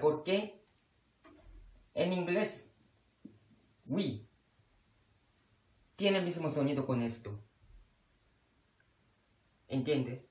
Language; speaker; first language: Spanish; non-native, fluent; Korean